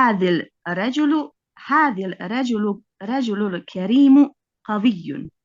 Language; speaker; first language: Arabic; non-native, learner; Bosnian